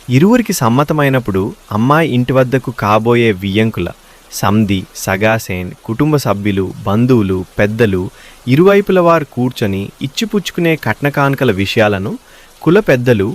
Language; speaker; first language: Telugu; non-native, local second language; Lambadi